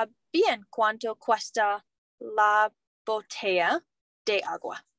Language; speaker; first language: Spanish; non-native, learner; English